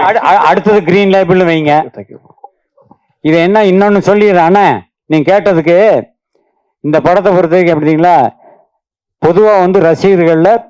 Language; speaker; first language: Tamil; native; Tamil